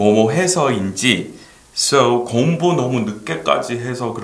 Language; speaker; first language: Korean; non-native, fluent; English